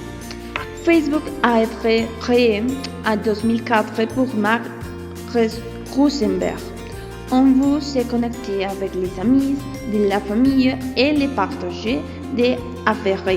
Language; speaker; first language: French; non-native, learner; Spanish